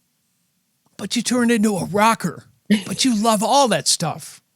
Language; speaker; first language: English; native; English